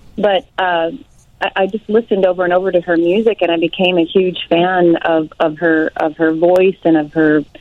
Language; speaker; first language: English; native; English